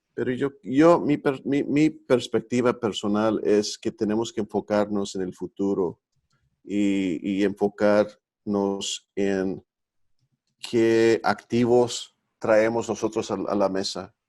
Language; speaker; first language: Spanish; early bilingual, heritage; Spanish